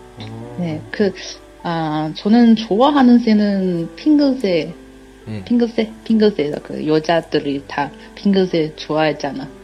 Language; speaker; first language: Korean; non-native, learner; Chinese